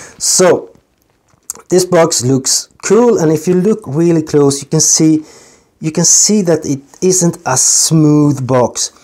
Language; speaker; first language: English; non-native, fluent; Swedish